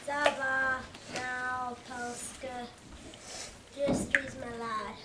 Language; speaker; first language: French; non-native, learner; English